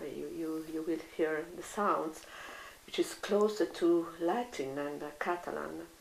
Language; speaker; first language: English; non-native, fluent; Italian